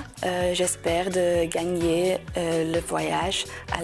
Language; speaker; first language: French; non-native, local second language; Dutch